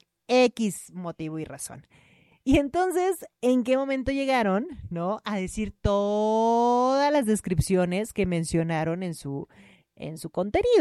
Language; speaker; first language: Spanish; native; Spanish